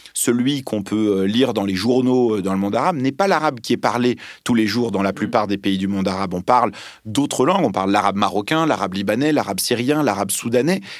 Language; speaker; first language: French; early bilingual, other home language; Arabic